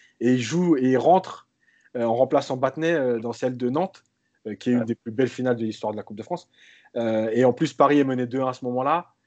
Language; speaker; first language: French; native; French